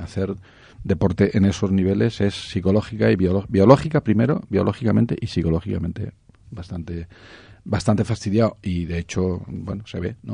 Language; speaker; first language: Spanish; native; Spanish